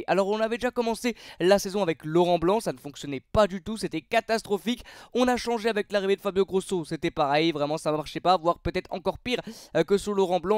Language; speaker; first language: French; native; French